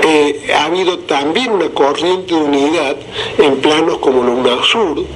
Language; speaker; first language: Spanish; native; Spanish